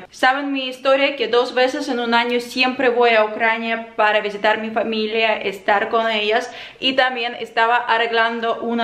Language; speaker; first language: Spanish; non-native, fluent; Ukrainian